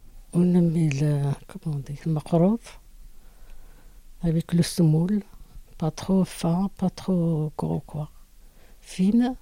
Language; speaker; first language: French; non-native, learner; Arabic